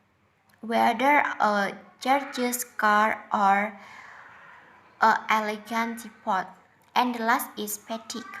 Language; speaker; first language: English; non-native, learner; Indonesian